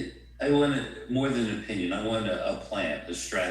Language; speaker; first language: English; native; English